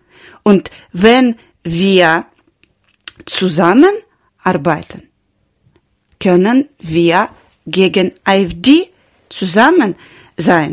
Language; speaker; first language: German; non-native, learner; Ukrainian